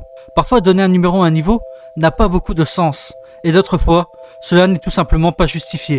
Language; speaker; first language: French; native; French